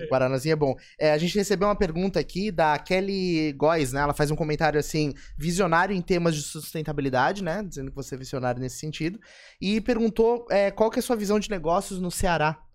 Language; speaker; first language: Portuguese; native; Portuguese